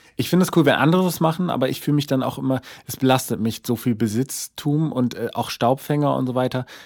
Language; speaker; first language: German; native; German